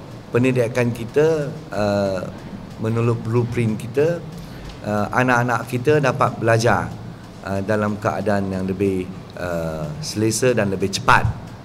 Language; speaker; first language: Malay; non-native, local second language; Chinese